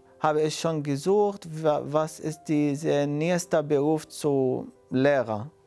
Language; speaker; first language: German; non-native, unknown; Arabic